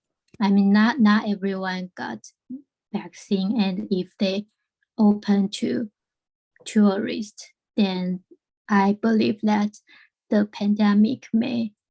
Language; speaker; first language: English; non-native, learner; Chinese